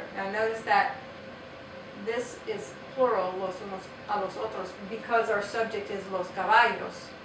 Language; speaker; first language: English; native; English